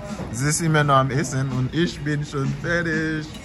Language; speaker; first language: German; non-native, learner; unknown